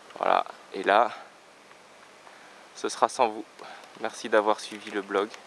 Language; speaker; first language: French; native; French